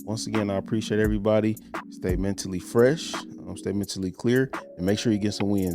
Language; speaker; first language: English; native; English